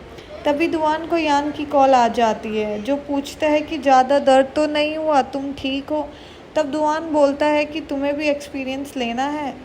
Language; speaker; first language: Hindi; native; Hindi